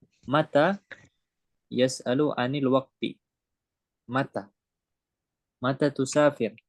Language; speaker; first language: Arabic; non-native, fluent; Indonesian